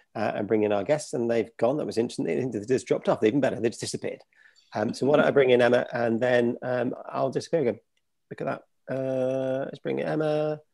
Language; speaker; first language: English; native; English